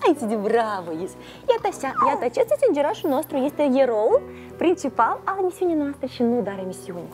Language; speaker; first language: Romanian; native; Romanian